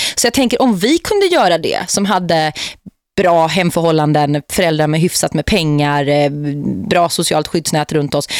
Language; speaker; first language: Swedish; native; Swedish